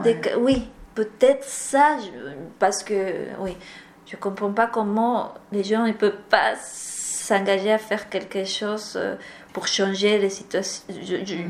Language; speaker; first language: French; non-native, learner; Spanish